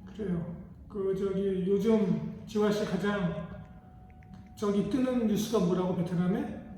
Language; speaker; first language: Korean; native; Korean